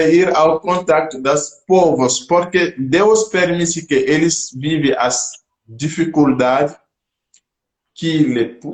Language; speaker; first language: Portuguese; non-native, local second language; French